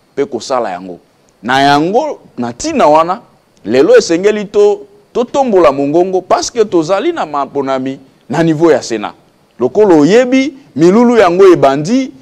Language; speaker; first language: Lingala; native; Lingala